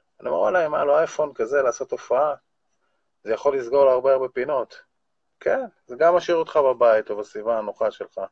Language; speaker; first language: Hebrew; native; Hebrew